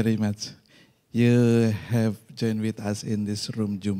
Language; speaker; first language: English; non-native, local second language; Indonesian